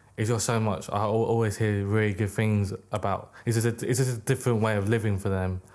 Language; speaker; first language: English; native; English